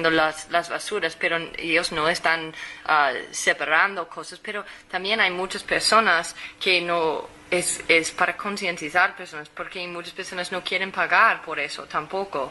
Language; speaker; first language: Spanish; non-native, fluent; English